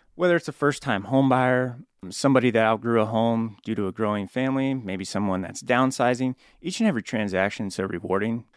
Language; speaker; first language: English; native; English